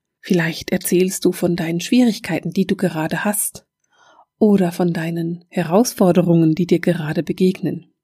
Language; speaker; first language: German; native; German